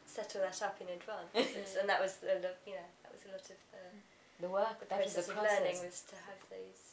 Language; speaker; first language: English; native; English